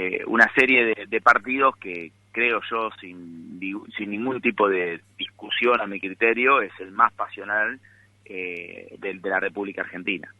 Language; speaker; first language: Spanish; native; Spanish